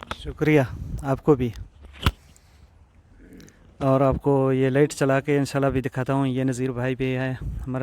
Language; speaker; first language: Hindi; non-native, local second language; Baluchi